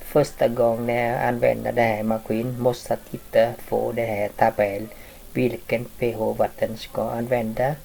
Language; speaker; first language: Swedish; non-native, learner; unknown